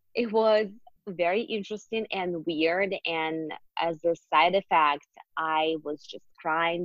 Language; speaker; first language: English; non-native, fluent; Russian